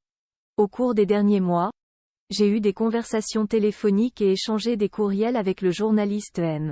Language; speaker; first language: French; native; French